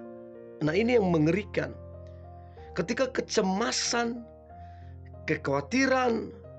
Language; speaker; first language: Indonesian; native; Indonesian